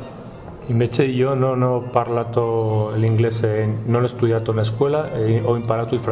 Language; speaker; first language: Italian; non-native, learner; Spanish